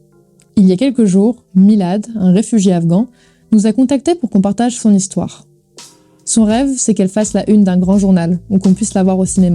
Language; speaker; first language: French; native; French